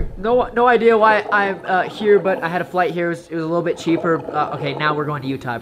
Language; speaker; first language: English; native; English